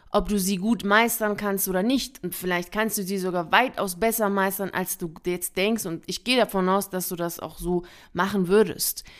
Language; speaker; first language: German; early bilingual, other home language; Persian